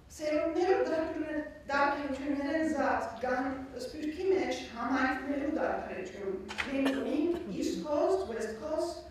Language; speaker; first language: Armenian; native; Armenian